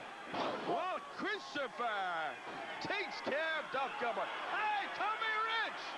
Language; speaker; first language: English; native; English